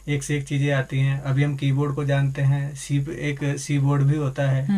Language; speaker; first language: Hindi; native; Hindi